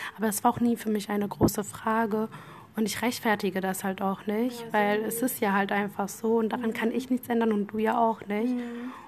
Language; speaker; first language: German; early bilingual, other home language; Amharic